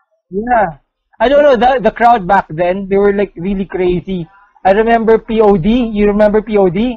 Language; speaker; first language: English; non-native, local second language; Filipino